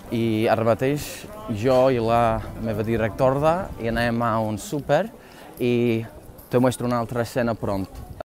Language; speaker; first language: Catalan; non-native, learner; English